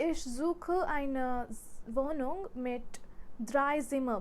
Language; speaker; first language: German; non-native, learner; Hindi